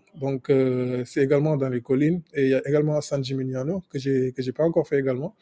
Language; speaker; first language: French; non-native, local second language; Wolof